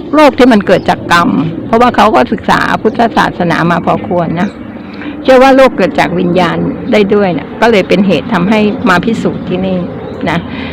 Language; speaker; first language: Thai; native; Thai